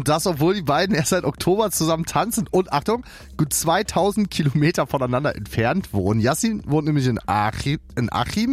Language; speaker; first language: German; native; German